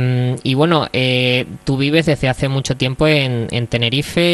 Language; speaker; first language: Spanish; native; Spanish